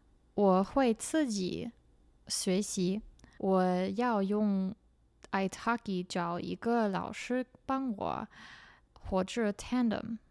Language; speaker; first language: Chinese; non-native, learner; English